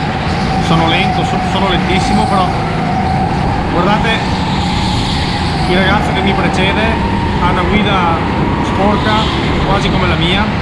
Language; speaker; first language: Italian; native; Italian